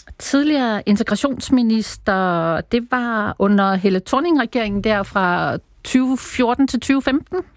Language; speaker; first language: Danish; native; Danish